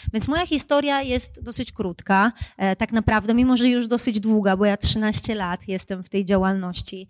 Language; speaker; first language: Polish; native; Polish